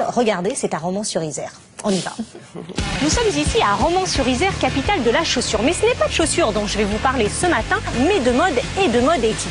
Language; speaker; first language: French; native; French